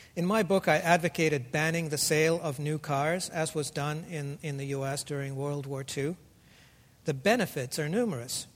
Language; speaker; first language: English; early bilingual, other home language; Russian